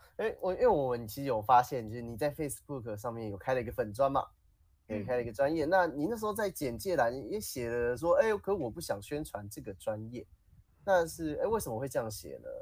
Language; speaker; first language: Chinese; native; Chinese